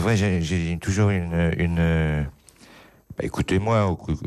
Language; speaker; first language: French; native; French